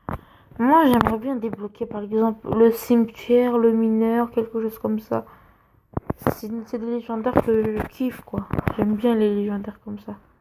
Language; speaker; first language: French; native; French